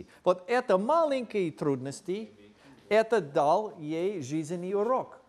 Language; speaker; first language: Russian; non-native, fluent; English